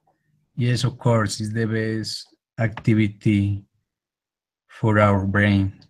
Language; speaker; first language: English; non-native, learner; Spanish